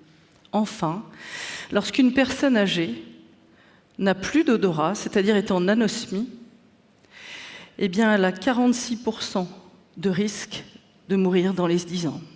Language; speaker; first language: French; native; French